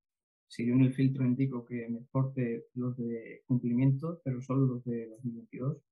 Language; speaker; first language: Spanish; native; Spanish